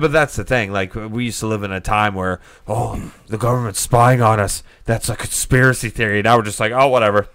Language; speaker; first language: English; native; English